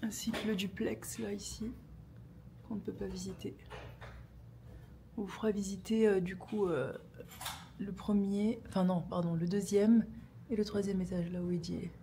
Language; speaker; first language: French; native; French